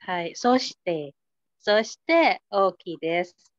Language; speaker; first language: Japanese; non-native, fluent; Indonesian